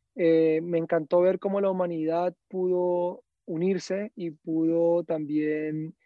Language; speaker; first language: Spanish; native; Spanish